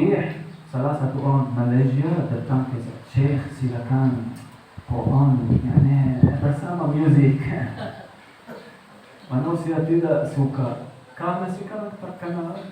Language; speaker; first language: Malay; non-native, learner; Arabic